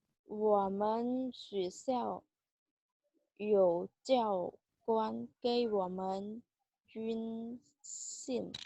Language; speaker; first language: Chinese; non-native, learner; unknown